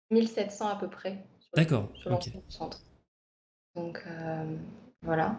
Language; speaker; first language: French; native; French